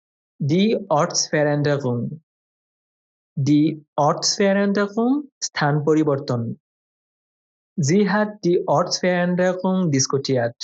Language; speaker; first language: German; non-native, fluent; Bangla